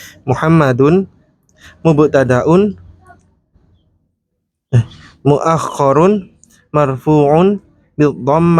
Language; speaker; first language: Arabic; non-native, learner; Indonesian